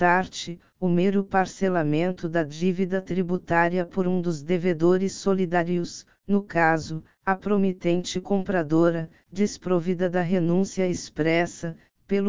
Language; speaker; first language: Portuguese; native; Portuguese